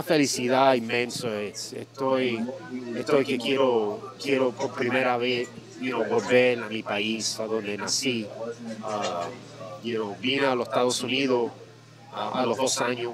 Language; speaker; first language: Spanish; early bilingual, heritage; Spanish